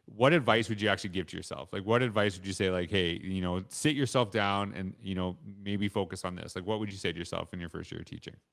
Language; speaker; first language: English; native; English